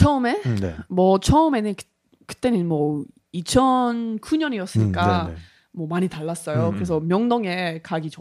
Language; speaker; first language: Korean; non-native, learner; English